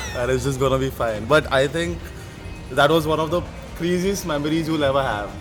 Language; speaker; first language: English; non-native, local second language; Marathi